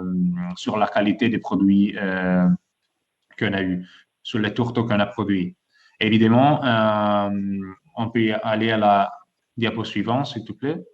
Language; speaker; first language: French; non-native, fluent; Italian